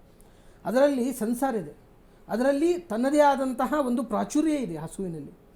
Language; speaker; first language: Kannada; native; Kannada